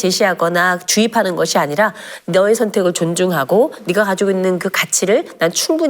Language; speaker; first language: Korean; native; Korean